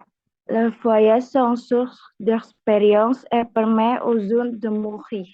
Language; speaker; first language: French; non-native, learner; Indonesian